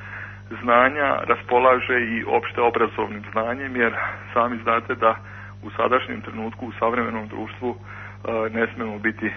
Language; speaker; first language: Croatian; native; Croatian